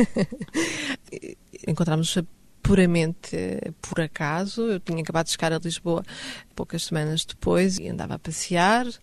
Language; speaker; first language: Portuguese; non-native, fluent; Swedish